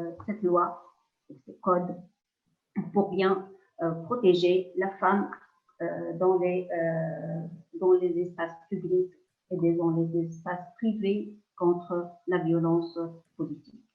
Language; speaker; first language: French; non-native, local second language; Arabic